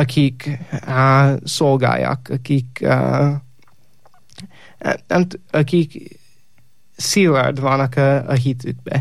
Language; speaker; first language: Hungarian; non-native, learner; English